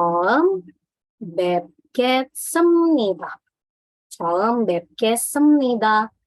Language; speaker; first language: Korean; non-native, fluent; Indonesian